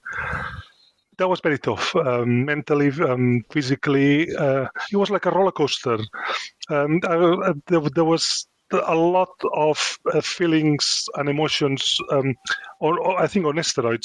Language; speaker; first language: English; non-native, fluent; Spanish